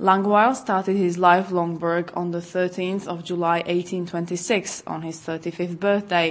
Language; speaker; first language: English; non-native, fluent; Czech